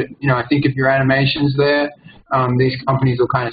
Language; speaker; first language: English; native; English